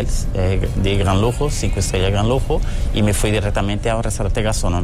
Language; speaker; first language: Spanish; early bilingual, heritage; Portuguese